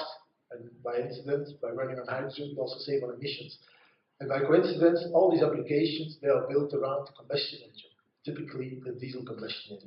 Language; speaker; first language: English; non-native, fluent; Dutch